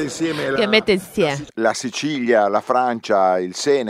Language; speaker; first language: Italian; native; Italian